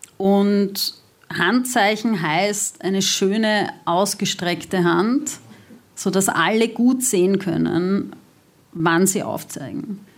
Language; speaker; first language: German; native; German